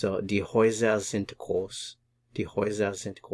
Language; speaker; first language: German; non-native, fluent; English